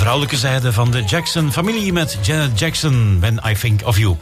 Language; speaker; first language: Dutch; native; Dutch